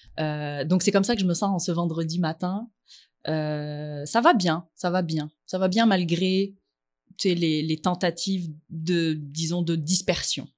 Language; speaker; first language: French; early bilingual, other home language; Arabic